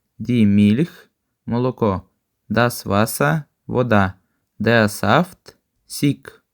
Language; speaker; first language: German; non-native, fluent; Ukrainian